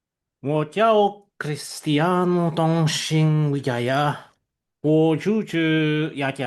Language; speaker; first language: Chinese; non-native, learner; Indonesian